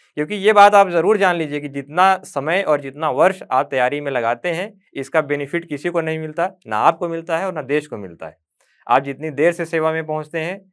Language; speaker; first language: Hindi; native; Hindi